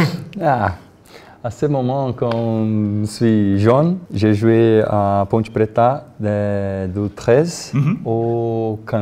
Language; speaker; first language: French; non-native, learner; Portuguese